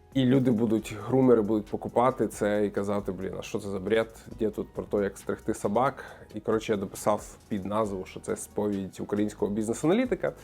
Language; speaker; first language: Ukrainian; non-native, local second language; Russian